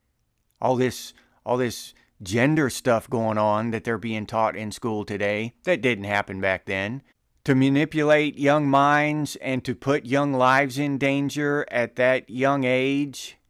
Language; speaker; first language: English; native; English